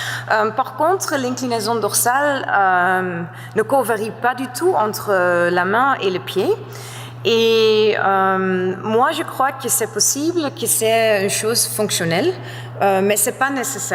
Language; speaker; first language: French; non-native, fluent; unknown